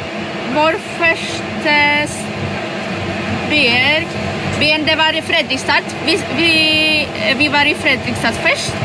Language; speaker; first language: Norwegian; non-native, learner; Polish